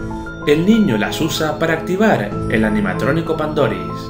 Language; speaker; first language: Spanish; native; Spanish